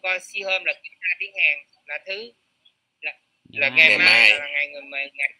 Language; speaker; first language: Vietnamese; native; Vietnamese